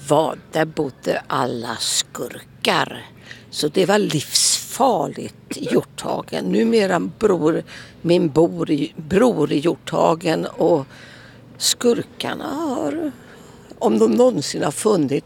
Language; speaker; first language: Swedish; native; Swedish